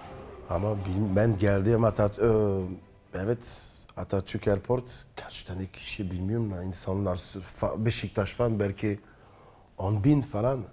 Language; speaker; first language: Turkish; non-native, learner; French